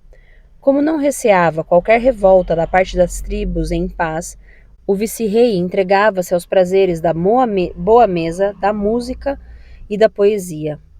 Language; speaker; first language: Portuguese; native; Portuguese